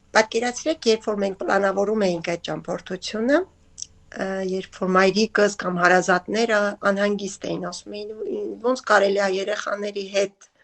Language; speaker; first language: Armenian; native; Armenian